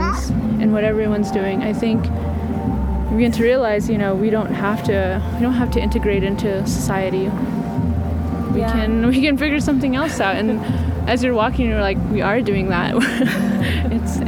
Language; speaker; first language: English; native; English